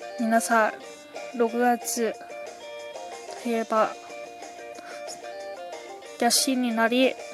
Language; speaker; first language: Japanese; non-native, learner; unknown